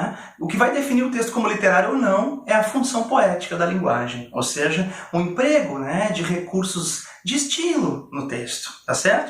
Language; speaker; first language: Portuguese; native; Portuguese